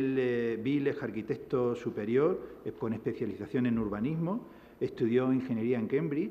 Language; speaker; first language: Spanish; native; Spanish